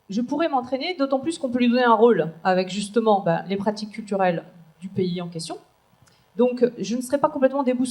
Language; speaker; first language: French; native; French